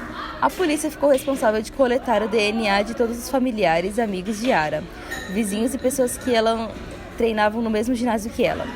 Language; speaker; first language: Portuguese; native; Portuguese